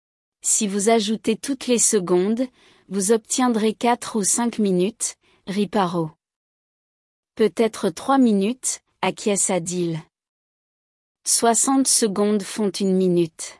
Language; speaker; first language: French; non-native, learner; Chinese